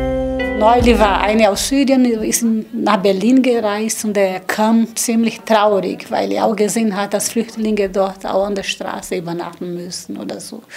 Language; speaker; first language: German; non-native, learner; Portuguese